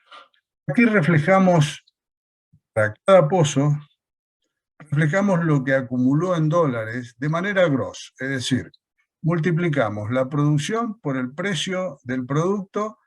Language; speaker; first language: Spanish; native; Spanish